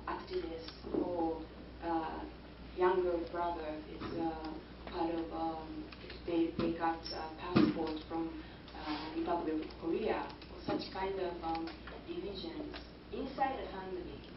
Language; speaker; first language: English; non-native, fluent; Japanese